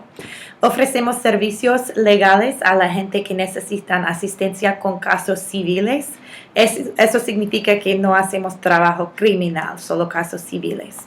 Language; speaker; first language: Spanish; non-native, fluent; English